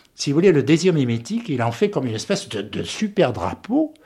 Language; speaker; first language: French; native; French